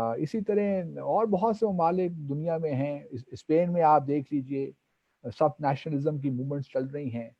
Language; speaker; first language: Urdu; non-native, local second language; Pashto